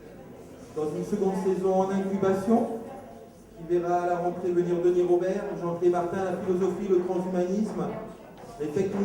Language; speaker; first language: French; native; French